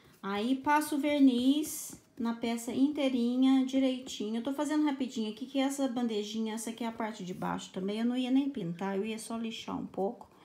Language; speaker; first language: Portuguese; native; Portuguese